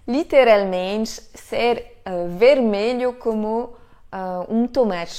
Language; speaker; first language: Portuguese; non-native, fluent; French